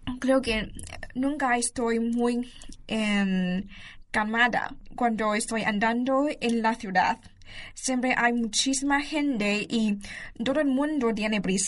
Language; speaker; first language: Spanish; non-native, learner; Chinese